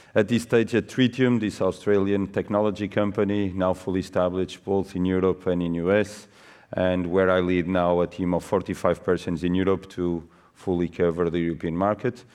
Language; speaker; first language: English; non-native, fluent; Portuguese